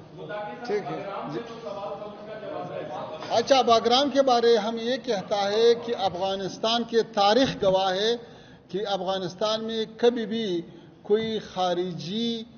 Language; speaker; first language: Hindi; non-native, learner; Pashto